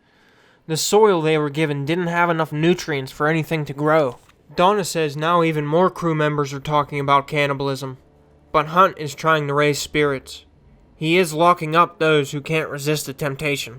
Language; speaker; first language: English; native; English